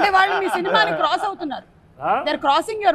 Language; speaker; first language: Telugu; native; Telugu